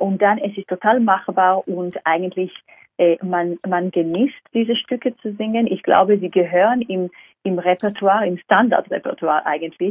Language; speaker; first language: German; non-native, fluent; Hebrew